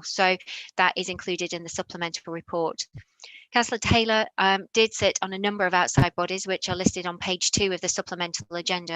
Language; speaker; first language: English; native; English